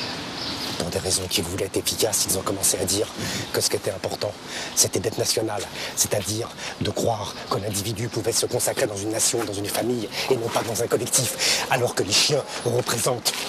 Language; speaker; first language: French; native; French